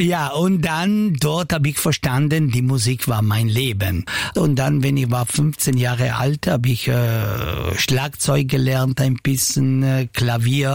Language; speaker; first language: German; non-native, local second language; Italian